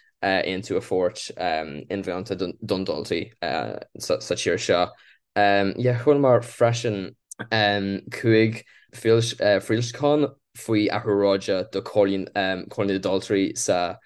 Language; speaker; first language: Irish; non-native, local second language; English